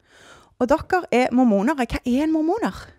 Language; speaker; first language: Norwegian; native; Norwegian